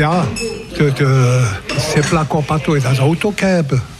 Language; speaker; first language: German; non-native, local second language; French